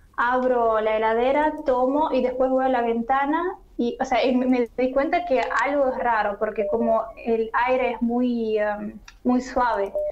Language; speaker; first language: Spanish; non-native, learner; Russian